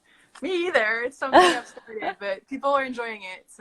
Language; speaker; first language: English; native; English